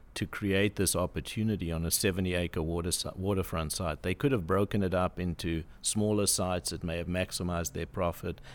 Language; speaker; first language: English; native; English